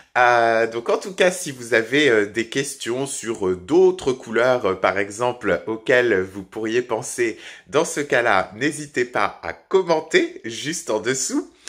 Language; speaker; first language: French; native; French